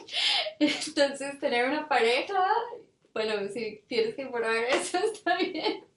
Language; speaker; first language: Spanish; non-native, fluent; English